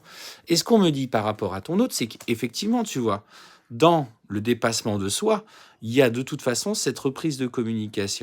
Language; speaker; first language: French; native; French